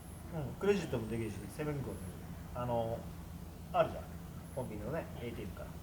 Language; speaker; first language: Japanese; native; Japanese